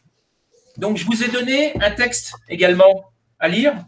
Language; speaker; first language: French; native; French